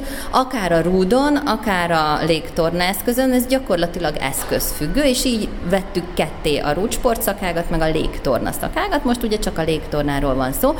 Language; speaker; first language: Hungarian; native; Hungarian